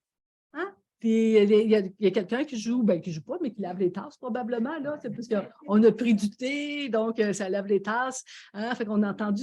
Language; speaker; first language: French; native; French